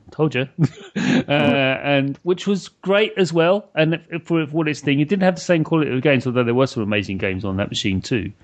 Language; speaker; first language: English; native; English